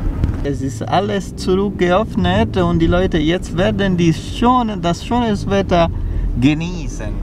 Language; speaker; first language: German; non-native, learner; Italian